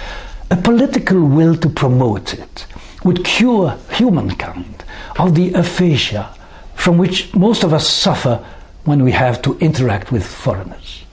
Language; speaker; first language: English; non-native, fluent; French